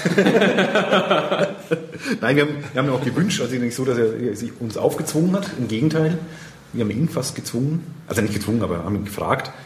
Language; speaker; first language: German; native; German